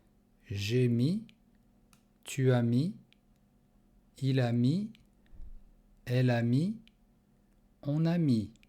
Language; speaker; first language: French; non-native, fluent; Russian